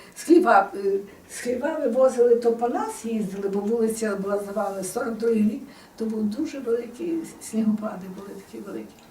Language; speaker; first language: Ukrainian; native; Ukrainian